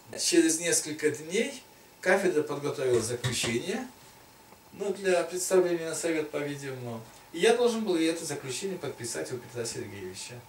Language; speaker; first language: Russian; non-native, local second language; Tatar